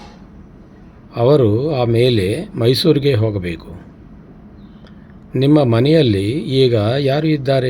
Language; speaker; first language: Kannada; non-native, learner; Telugu